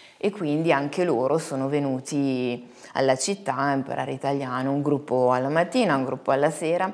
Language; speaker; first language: Italian; native; Italian